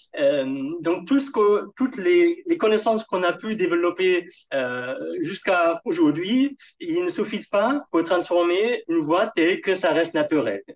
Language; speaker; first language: French; non-native, fluent; German